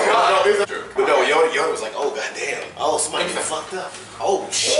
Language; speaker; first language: English; native; English